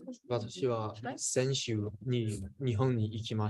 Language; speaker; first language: Japanese; non-native, learner; German